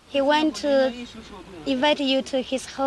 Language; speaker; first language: English; non-native, fluent; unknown